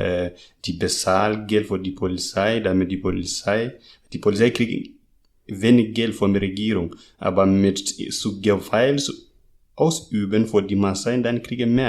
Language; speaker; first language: German; non-native, learner; Masai